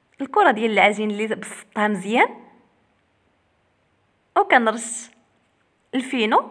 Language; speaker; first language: Arabic; native; Arabic